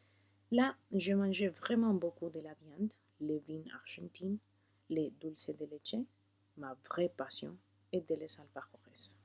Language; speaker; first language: French; non-native, fluent; Spanish